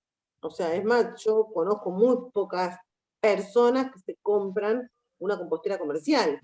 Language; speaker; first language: Spanish; native; Spanish